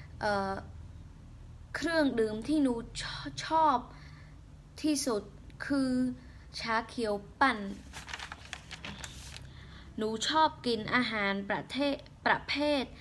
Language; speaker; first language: Thai; non-native, learner; Khmer